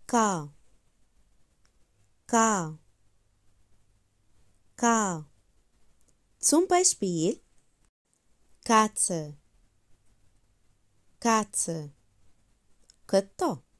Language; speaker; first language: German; non-native, fluent; Arabic